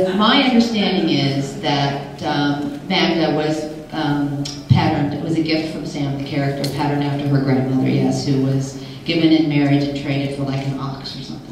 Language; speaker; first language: English; native; English